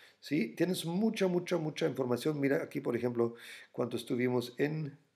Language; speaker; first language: Spanish; non-native, fluent; German